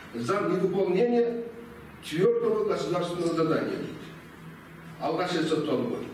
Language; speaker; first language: Russian; non-native, local second language; Kazakh